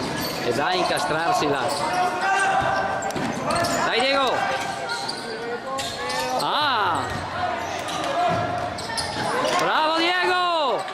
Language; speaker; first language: Italian; native; Italian